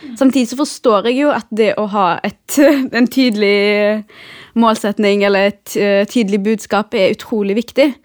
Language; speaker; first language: Norwegian; early bilingual, other home language; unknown